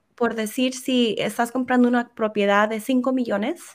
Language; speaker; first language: Spanish; early bilingual, heritage; Spanish